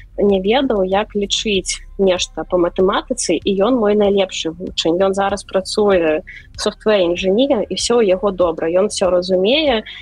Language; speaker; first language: Belarusian; non-native, local second language; Russian